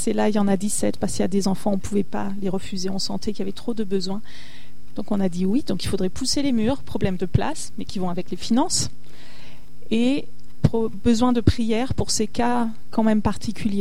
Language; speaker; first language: French; native; French